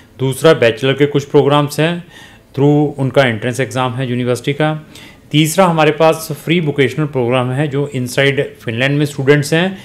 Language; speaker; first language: Hindi; native; Hindi